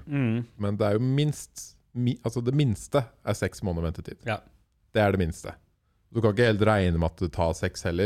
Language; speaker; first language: Norwegian; native; Norwegian